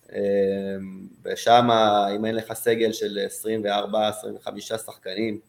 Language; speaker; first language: Hebrew; non-native, fluent; French